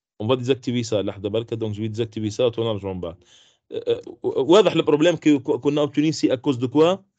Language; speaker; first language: French; non-native, local second language; Arabic